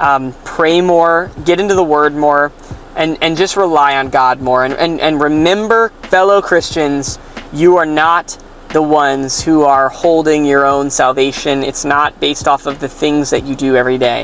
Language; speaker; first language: English; native; English